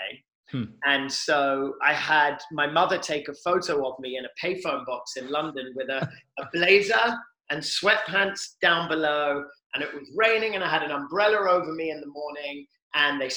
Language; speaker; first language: English; native; English